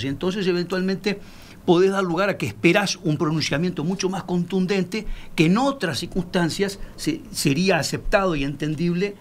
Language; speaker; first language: Spanish; native; Spanish